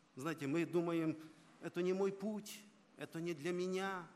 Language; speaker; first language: Russian; non-native, local second language; Ukrainian